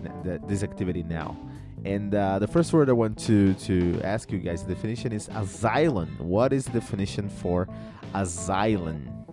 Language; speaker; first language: English; non-native, fluent; Portuguese